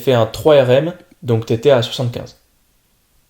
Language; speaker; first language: French; native; French